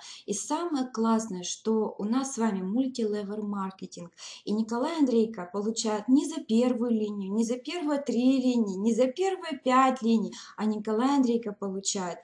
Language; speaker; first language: Russian; native; Russian